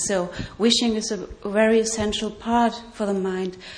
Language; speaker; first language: English; non-native, fluent; German